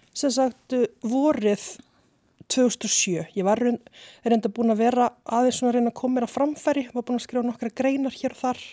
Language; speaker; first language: Icelandic; native; Icelandic